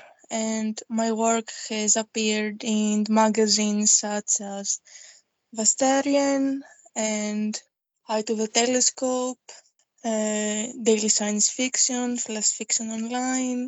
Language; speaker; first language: English; non-native, fluent; Greek